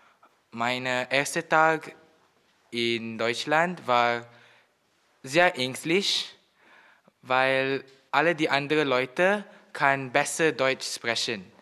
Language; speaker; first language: German; non-native, learner; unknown